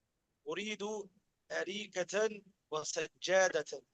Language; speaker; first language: Arabic; non-native, learner; English